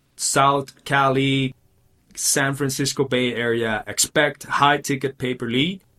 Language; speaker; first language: English; early bilingual, other home language; Spanish